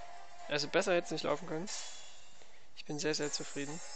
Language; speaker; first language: German; native; German